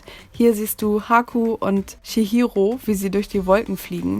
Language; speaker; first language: German; native; German